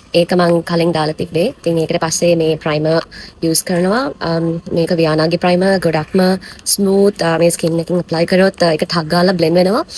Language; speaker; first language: Sinhala; non-native, local second language; Tamil